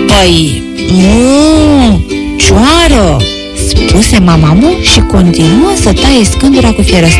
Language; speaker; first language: Romanian; native; Romanian